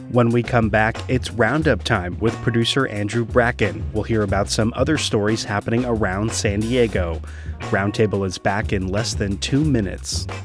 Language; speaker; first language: English; native; English